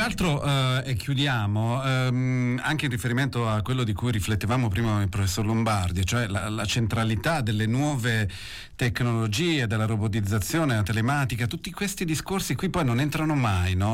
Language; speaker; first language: Italian; native; Italian